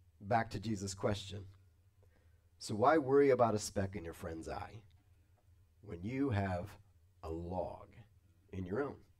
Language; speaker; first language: English; native; English